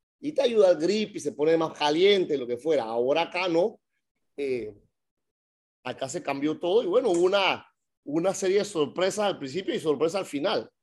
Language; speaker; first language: Spanish; native; Spanish